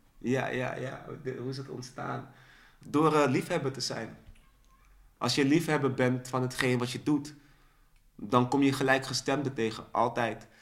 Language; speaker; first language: Dutch; early bilingual, other home language; Sranan Tongo